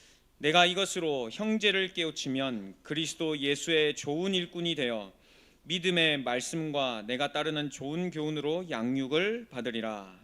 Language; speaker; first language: Korean; native; Korean